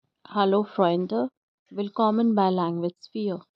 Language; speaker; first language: German; non-native, fluent; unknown